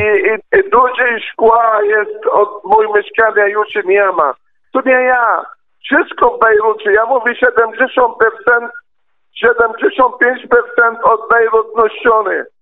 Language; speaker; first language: Polish; non-native, learner; Arabic